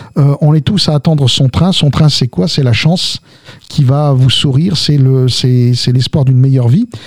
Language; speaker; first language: French; early bilingual, other home language; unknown